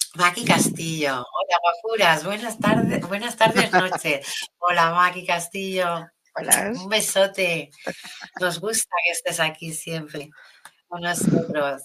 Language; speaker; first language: Spanish; native; Spanish